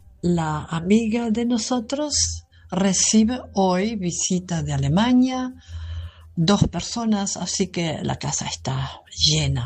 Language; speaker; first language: Spanish; non-native, fluent; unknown